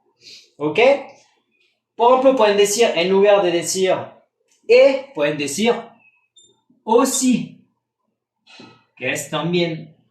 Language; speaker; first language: Spanish; non-native, fluent; French